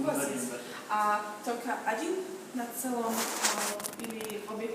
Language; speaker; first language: Russian; non-native, learner; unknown